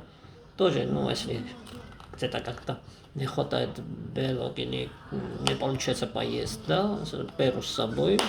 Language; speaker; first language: Russian; non-native, fluent; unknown